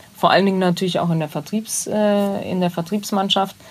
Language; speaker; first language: German; native; German